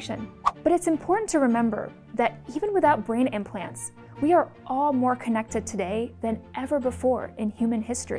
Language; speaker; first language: English; native; English